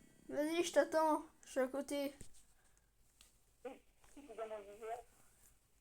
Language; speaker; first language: French; native; French